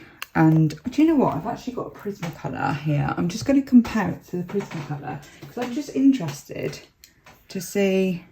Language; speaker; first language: English; native; English